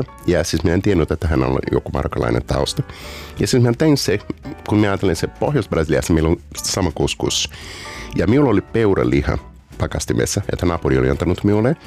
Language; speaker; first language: Finnish; non-native, learner; Portuguese